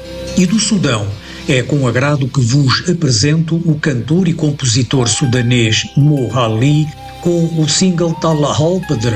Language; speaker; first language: Portuguese; native; Portuguese